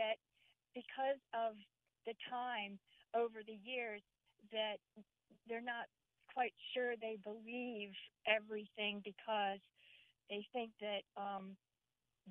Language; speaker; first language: English; non-native, fluent; Chinese